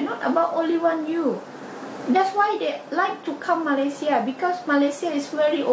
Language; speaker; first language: English; non-native, learner; Thai